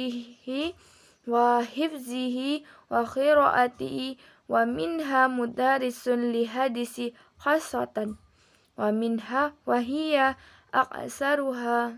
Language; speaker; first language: Arabic; non-native, learner; Indonesian